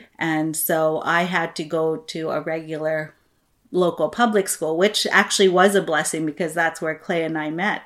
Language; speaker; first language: English; non-native, local second language; Filipino